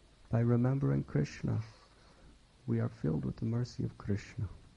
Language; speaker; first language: English; native; English